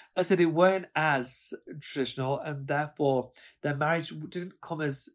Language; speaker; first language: English; early bilingual, other home language; Urdu